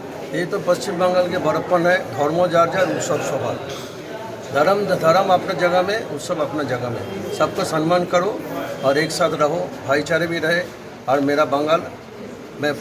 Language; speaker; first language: Hindi; non-native, local second language; Bangla